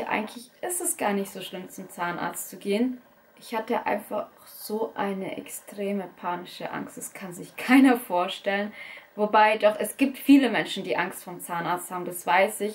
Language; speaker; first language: German; early bilingual, other home language; Russian